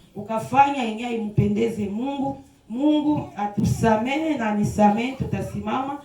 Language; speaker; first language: Swahili; native; Swahili